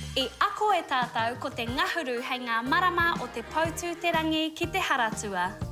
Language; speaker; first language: Māori; native; Māori